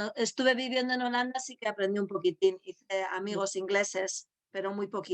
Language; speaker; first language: Spanish; non-native, local second language; Basque